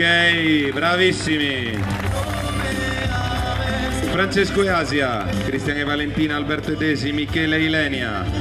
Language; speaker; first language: Italian; native; Italian